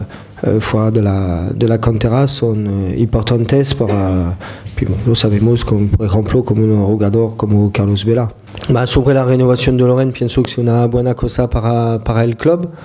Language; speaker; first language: Spanish; non-native, fluent; French